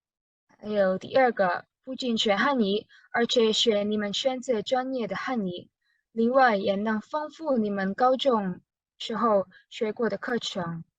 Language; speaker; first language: Chinese; non-native, learner; Indonesian